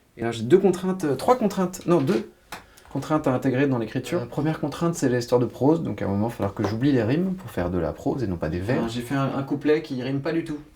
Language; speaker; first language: French; native; French